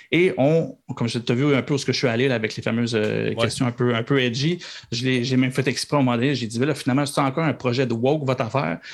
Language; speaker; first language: French; native; French